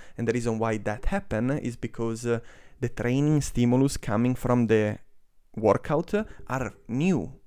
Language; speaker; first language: English; non-native, fluent; Italian